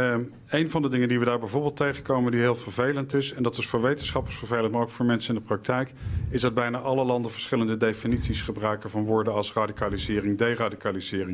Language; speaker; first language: Dutch; native; Dutch